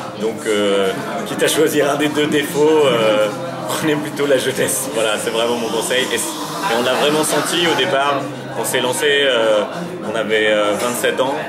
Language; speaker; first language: French; early bilingual, other home language; Arabic